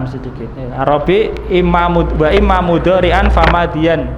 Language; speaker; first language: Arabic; non-native, fluent; Indonesian